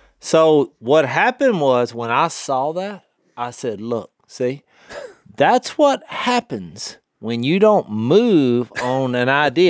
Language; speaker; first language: English; native; English